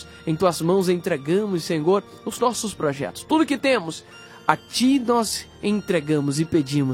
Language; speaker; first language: Portuguese; native; Portuguese